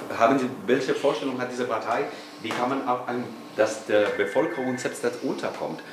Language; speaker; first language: German; non-native, fluent; Spanish